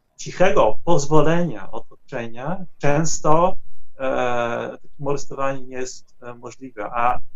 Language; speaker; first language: Polish; non-native, fluent; Dutch